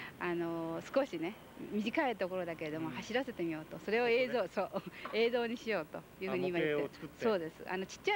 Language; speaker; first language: Japanese; native; Japanese